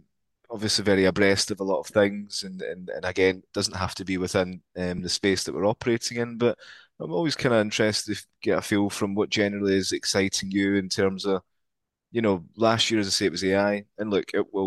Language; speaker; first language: English; native; English